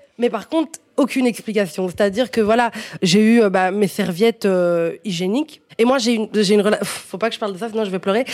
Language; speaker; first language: French; non-native, fluent; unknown